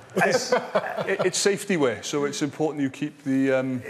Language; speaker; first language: English; native; English